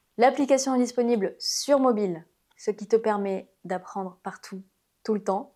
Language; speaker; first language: French; native; French